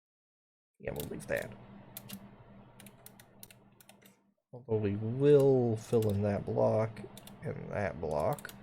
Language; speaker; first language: English; native; English